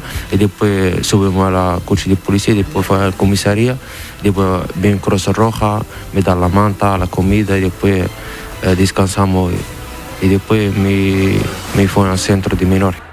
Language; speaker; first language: Spanish; non-native, learner; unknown